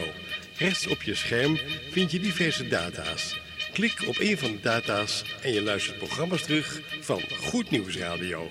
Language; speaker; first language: Dutch; native; Dutch